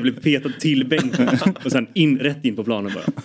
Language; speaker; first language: Swedish; native; Swedish